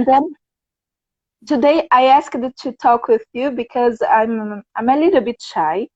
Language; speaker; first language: English; non-native, fluent; Portuguese